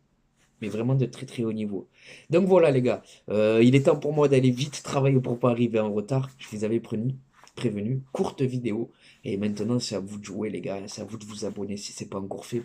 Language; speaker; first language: French; native; French